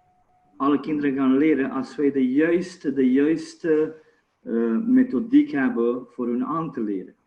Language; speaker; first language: Dutch; non-native, fluent; Romanian